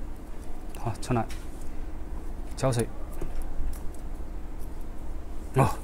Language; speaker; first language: Chinese; native; Chinese